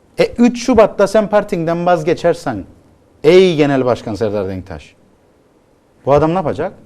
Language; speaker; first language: Turkish; native; Turkish